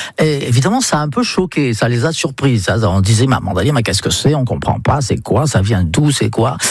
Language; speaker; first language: French; non-native, fluent; English